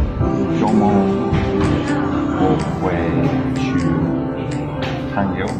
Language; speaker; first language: Chinese; non-native, learner; English